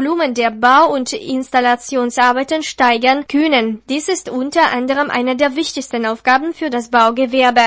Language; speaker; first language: German; non-native, fluent; Russian